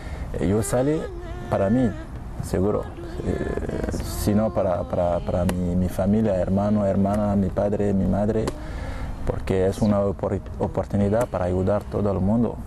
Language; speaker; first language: Spanish; non-native, fluent; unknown